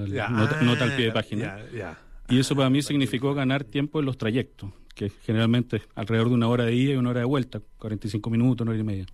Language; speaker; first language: Spanish; native; Spanish